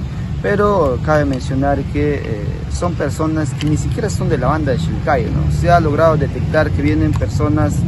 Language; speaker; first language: Spanish; native; Spanish